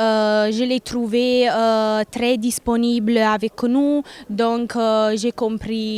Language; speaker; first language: French; non-native, learner; Italian